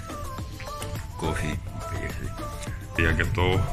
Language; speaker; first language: Russian; non-native, learner; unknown